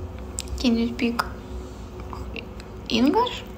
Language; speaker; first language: English; non-native, learner; Ukrainian